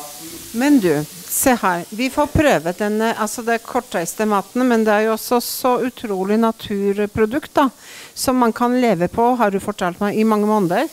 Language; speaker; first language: Norwegian; native; Norwegian